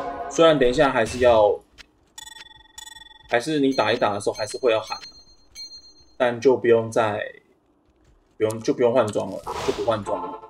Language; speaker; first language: Chinese; native; Chinese